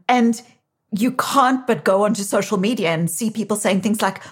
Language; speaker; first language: English; native; English